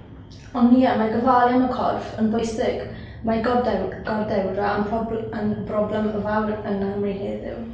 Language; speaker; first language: Welsh; non-native, learner; English